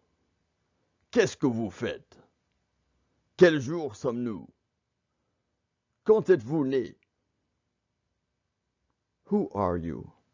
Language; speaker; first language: French; non-native, fluent; English